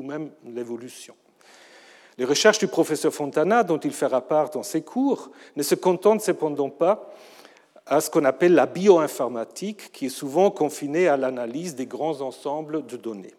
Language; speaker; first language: French; non-native, fluent; German